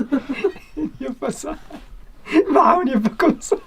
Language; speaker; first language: French; non-native, learner; Arabic